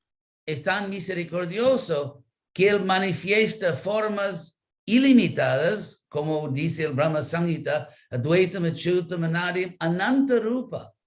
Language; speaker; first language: Spanish; non-native, fluent; English